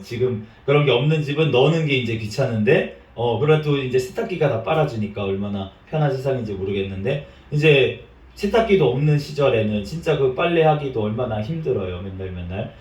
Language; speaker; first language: Korean; native; Korean